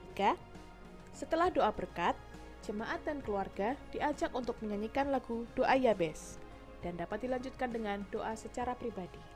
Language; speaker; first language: Indonesian; native; Indonesian